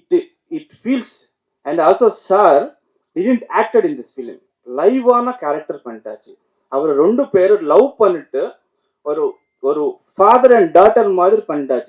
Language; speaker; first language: Tamil; non-native, learner; Telugu